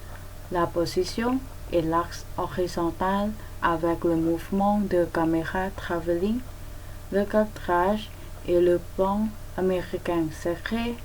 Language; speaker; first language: French; non-native, learner; Thai